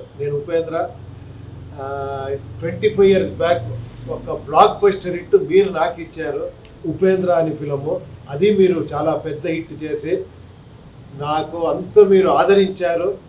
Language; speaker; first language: Telugu; non-native, local second language; Kannada